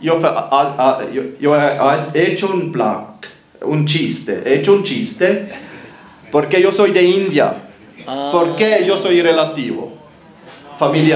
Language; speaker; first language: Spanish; non-native, learner; German